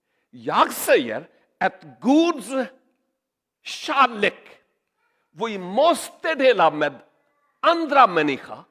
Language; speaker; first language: Swedish; non-native, learner; Urdu